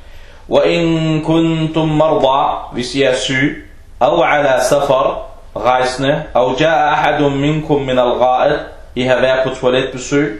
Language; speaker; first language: Danish; non-native, fluent; Arabic